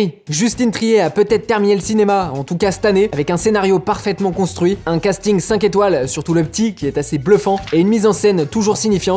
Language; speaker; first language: French; native; French